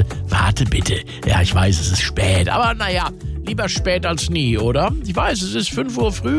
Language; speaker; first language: German; native; German